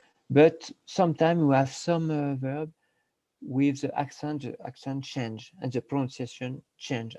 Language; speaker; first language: English; non-native, learner; French